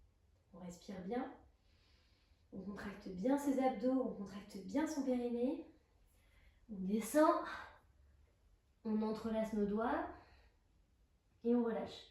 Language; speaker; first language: French; native; French